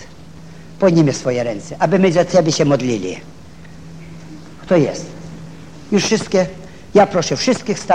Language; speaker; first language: Polish; non-native, fluent; Ukrainian